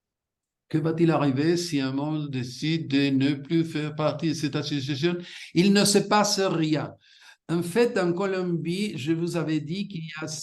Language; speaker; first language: French; non-native, fluent; Spanish